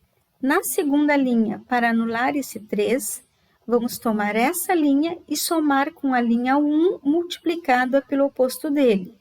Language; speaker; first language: Portuguese; native; Portuguese